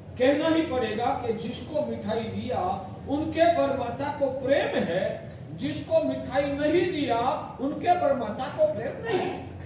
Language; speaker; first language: Hindi; non-native, local second language; Gujarati